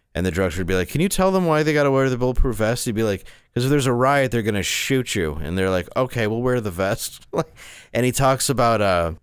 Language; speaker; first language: English; native; English